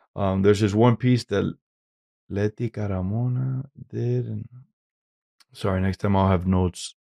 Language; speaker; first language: English; native; English